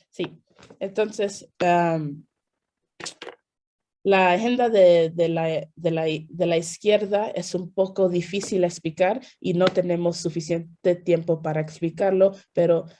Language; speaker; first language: Spanish; non-native, fluent; English